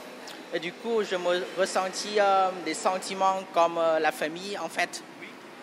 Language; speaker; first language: French; non-native, fluent; Vietnamese